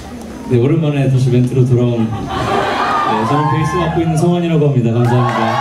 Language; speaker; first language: Korean; native; Korean